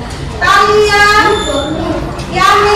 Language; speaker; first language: English; non-native, learner; Indonesian